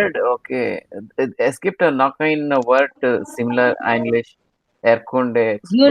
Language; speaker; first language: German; non-native, learner; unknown